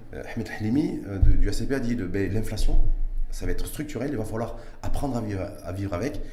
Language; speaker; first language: French; non-native, local second language; Arabic